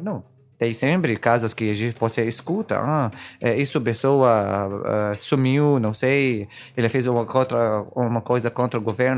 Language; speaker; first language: Portuguese; non-native, fluent; Arabic